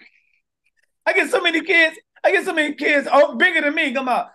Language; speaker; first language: English; native; English